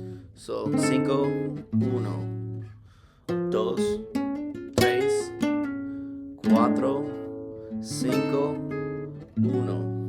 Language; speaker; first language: Spanish; non-native, learner; English